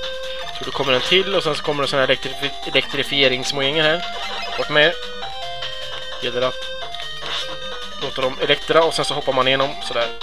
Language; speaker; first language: Swedish; native; Swedish